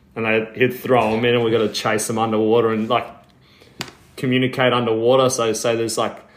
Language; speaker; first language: English; native; English